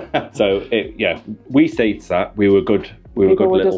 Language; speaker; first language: English; native; English